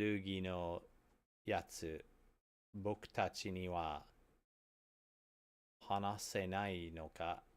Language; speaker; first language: Japanese; non-native, learner; English